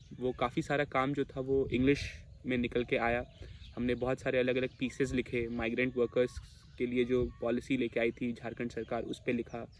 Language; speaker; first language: Hindi; non-native, local second language; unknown